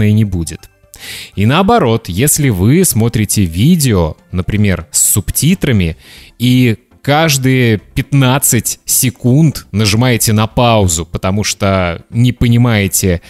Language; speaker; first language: Russian; native; Russian